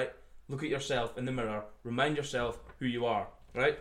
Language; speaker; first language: English; native; English